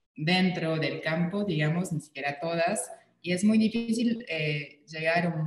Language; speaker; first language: Spanish; non-native, fluent; French